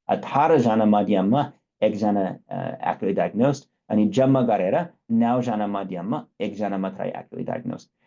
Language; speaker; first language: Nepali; non-native, fluent; English